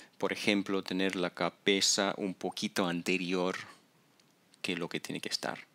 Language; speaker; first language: Spanish; non-native, fluent; English